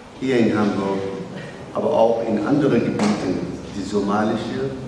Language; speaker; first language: German; non-native, learner; Somali